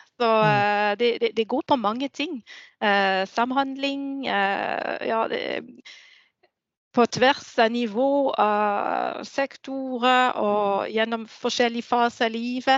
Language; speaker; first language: Norwegian; non-native, fluent; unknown